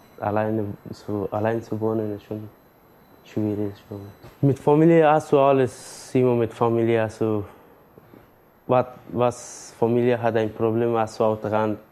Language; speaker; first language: German; non-native, learner; Persian